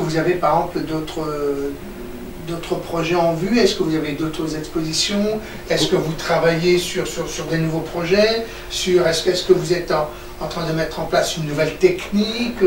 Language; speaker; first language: French; native; French